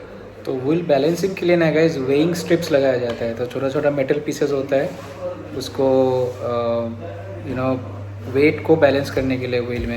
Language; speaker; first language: Hindi; native; Hindi